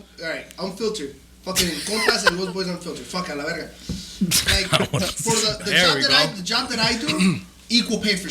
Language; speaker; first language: English; early bilingual, other home language; Spanish